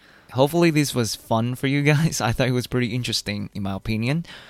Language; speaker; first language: English; non-native, fluent; Chinese